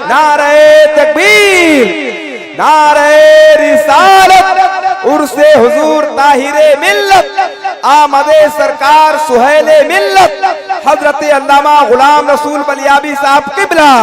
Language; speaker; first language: Urdu; native; Urdu